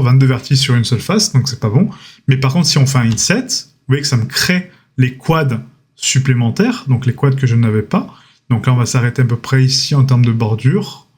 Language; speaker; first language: French; native; French